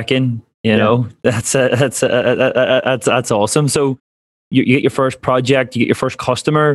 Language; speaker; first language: English; native; English